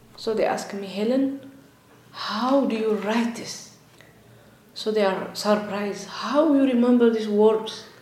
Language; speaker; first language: English; non-native, learner; Tigrinya